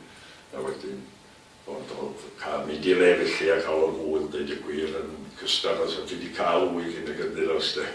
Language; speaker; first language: Welsh; native; Welsh